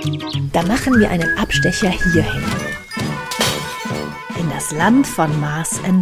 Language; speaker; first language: German; native; German